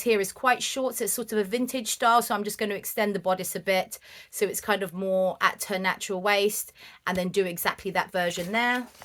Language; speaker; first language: English; native; English